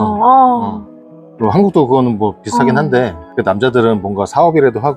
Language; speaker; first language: Korean; native; Korean